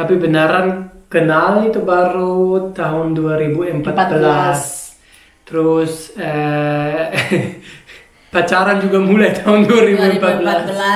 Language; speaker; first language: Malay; non-native, fluent; German